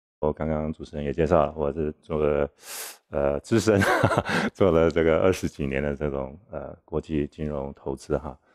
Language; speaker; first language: Chinese; native; Chinese